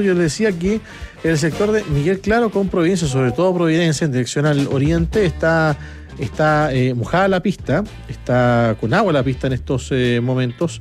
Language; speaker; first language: Spanish; native; Spanish